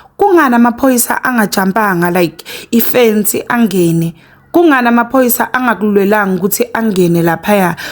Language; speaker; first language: Zulu; native; Zulu